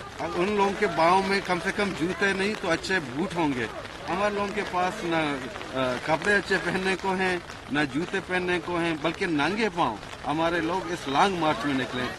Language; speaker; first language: Urdu; non-native, local second language; Baluchi